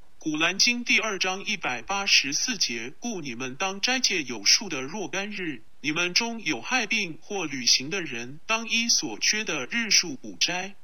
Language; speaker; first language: Chinese; non-native, local second language; Cantonese